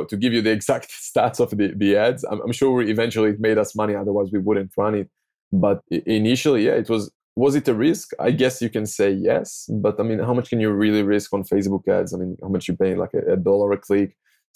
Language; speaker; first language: English; non-native, fluent; Hebrew